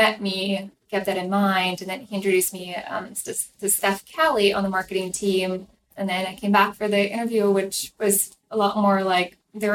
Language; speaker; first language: English; non-native, fluent; Ukrainian